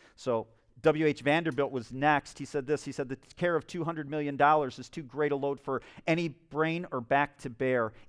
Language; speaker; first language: English; native; English